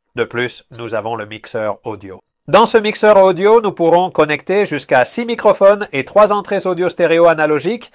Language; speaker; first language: French; non-native, fluent; Spanish